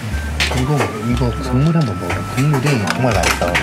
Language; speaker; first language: Korean; native; Korean